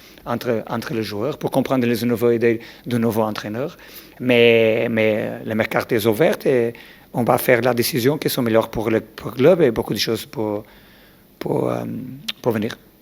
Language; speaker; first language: French; non-native, learner; Portuguese